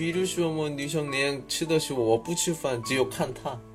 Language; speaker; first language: Chinese; non-native, learner; Korean